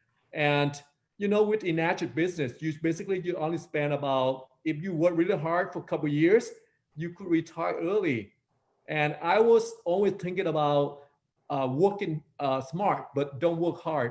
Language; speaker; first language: English; non-native, fluent; Vietnamese